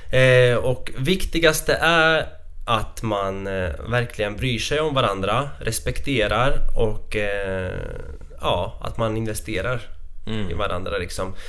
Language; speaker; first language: Swedish; non-native, fluent; Latvian